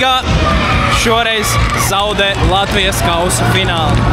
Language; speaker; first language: Latvian; native; Latvian